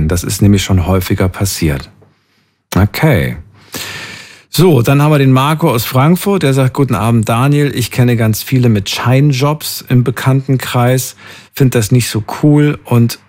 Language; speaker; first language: German; native; German